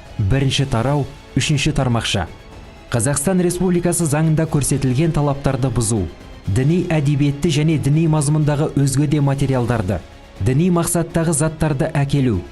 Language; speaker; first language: Kazakh; native; Kazakh